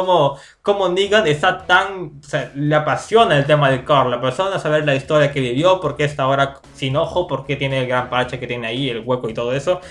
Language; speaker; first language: Spanish; native; Spanish